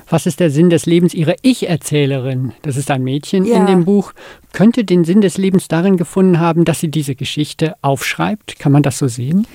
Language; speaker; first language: German; native; German